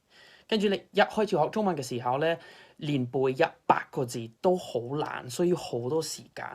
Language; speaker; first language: Cantonese; non-native, fluent; English